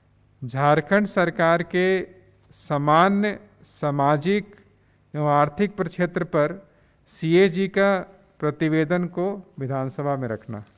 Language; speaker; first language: Hindi; native; Hindi